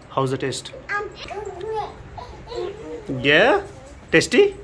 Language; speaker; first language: Hindi; native; Hindi